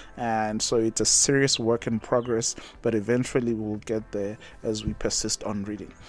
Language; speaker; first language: English; non-native, local second language; Zulu